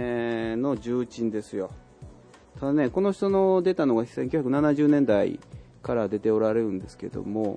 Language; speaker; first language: Japanese; native; Japanese